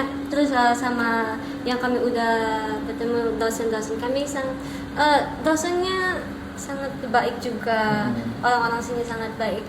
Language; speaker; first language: Indonesian; non-native, learner; Filipino